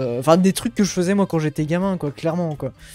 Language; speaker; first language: French; native; French